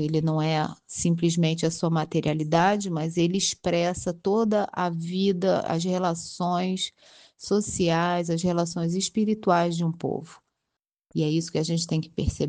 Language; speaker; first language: Portuguese; native; Portuguese